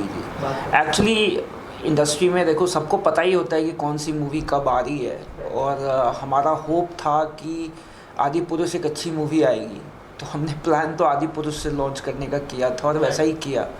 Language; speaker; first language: Hindi; native; Hindi